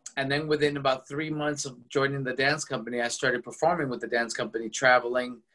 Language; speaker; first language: English; early bilingual, other home language; Spanish